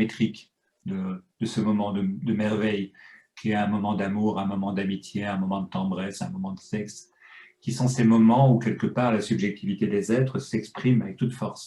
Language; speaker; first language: French; native; French